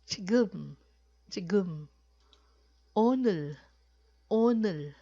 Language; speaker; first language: Korean; non-native, fluent; Filipino